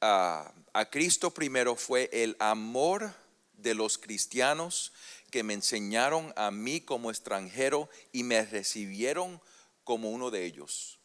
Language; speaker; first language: Spanish; early bilingual, heritage; Spanish